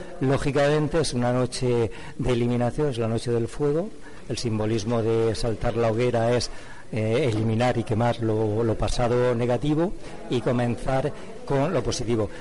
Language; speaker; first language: Spanish; native; Spanish